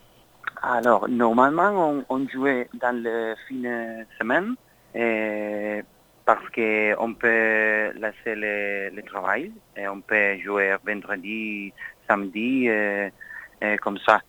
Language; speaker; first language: French; non-native, learner; Spanish